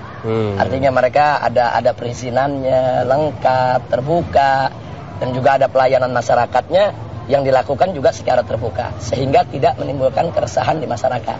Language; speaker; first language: Indonesian; native; Indonesian